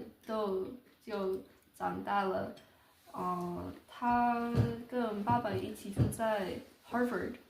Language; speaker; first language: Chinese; non-native, learner; English